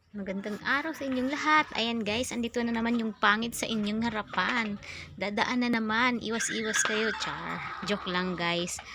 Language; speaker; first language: Filipino; non-native, local second language; Hiligaynon